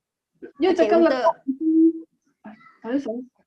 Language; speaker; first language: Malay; non-native, local second language; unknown